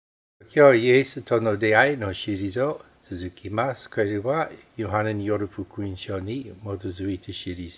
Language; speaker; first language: Japanese; non-native, fluent; English